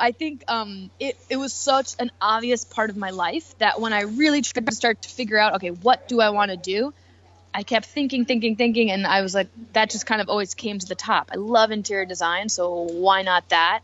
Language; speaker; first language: English; native; English